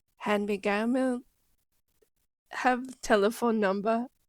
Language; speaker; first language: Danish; non-native, learner; English